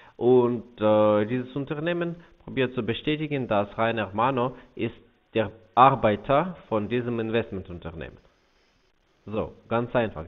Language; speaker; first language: German; non-native, fluent; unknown